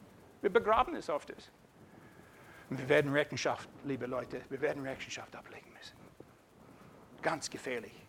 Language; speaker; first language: German; non-native, fluent; English